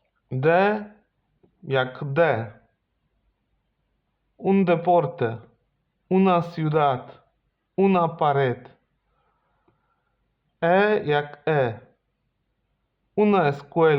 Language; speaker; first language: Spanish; non-native, fluent; Polish